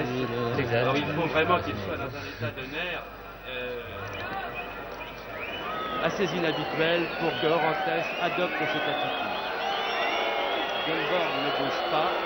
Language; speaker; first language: French; native; French